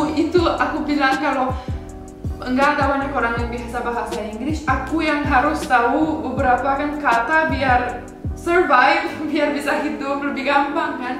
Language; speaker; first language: Indonesian; non-native, fluent; Romanian